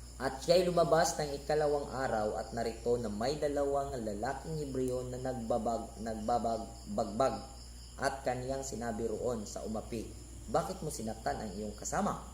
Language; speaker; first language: Filipino; non-native, local second language; Cebuano